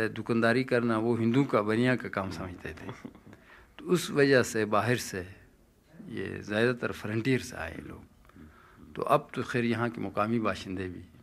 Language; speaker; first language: Urdu; non-native, local second language; Shina